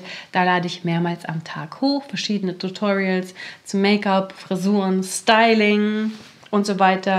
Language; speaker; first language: German; native; German